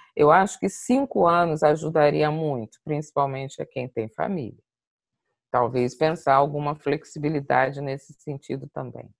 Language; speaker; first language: Portuguese; native; Portuguese